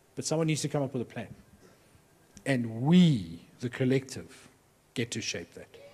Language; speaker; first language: English; native; English